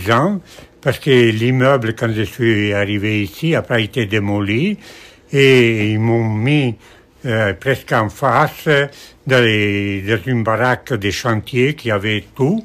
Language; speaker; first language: French; non-native, fluent; Italian